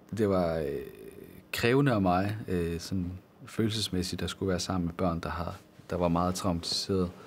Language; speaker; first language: Danish; native; Danish